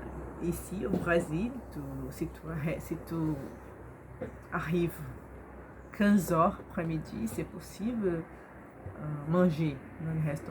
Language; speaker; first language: French; non-native, learner; Portuguese